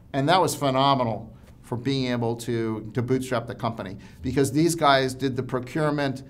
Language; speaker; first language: English; native; English